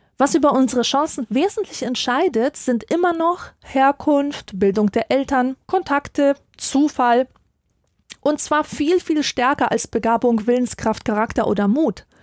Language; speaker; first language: German; early bilingual, other home language; Polish